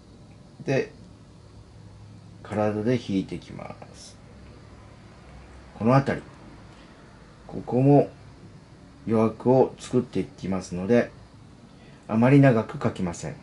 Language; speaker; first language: Japanese; native; Japanese